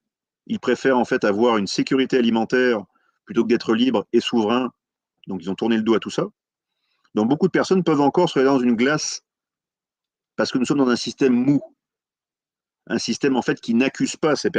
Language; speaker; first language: French; native; French